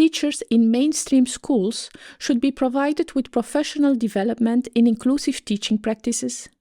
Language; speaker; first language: English; non-native, fluent; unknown